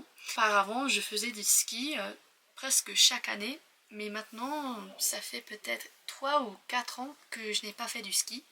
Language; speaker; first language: French; non-native, fluent; English